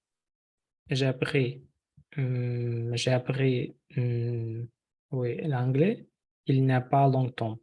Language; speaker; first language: French; non-native, learner; Russian